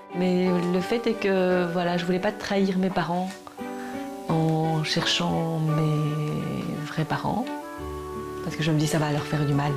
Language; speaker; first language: French; early bilingual, other home language; Korean